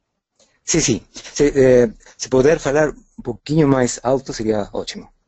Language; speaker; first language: Portuguese; non-native, fluent; Spanish